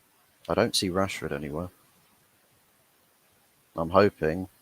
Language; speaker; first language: English; native; English